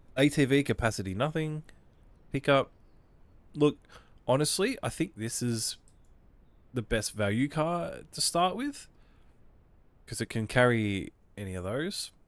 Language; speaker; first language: English; native; English